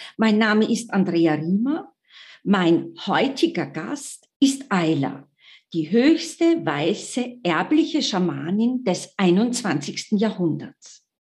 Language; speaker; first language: German; native; German